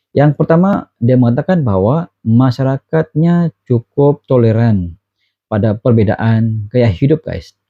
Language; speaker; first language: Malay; native; Malay